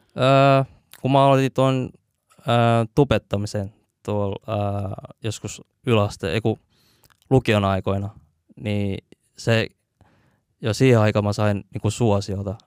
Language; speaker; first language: Finnish; early bilingual, other home language; Vietnamese